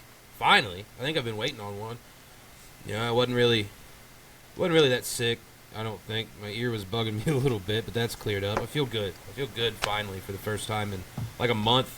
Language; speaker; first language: English; native; English